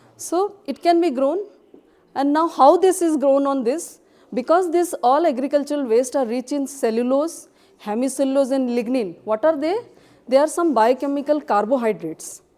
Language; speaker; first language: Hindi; non-native, local second language; Kashmiri